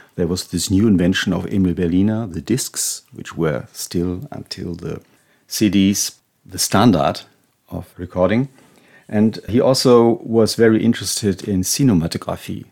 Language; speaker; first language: English; non-native, fluent; German